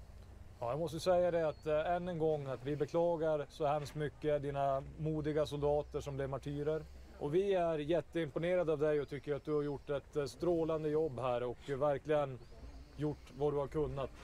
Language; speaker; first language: Swedish; native; Swedish